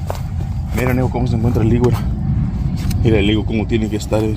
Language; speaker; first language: Spanish; native; Spanish